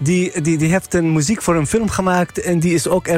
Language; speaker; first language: Dutch; non-native, fluent; Arabic